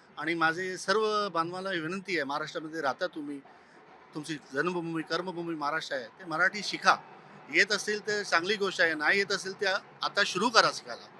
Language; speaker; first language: Marathi; non-native, local second language; Punjabi